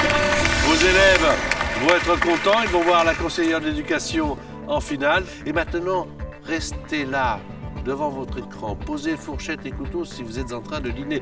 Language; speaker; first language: French; native; French